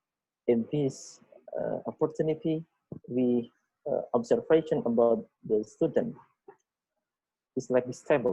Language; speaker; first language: English; non-native, learner; Indonesian